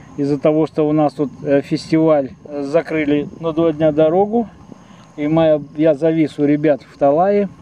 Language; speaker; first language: Russian; native; Russian